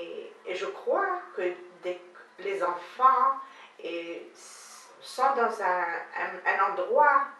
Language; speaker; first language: French; non-native, learner; Hebrew